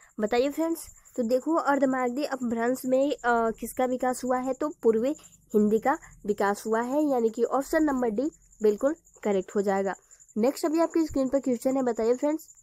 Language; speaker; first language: Hindi; native; Hindi